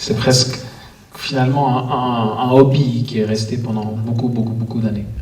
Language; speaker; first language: French; native; French